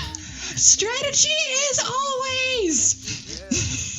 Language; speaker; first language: English; native; English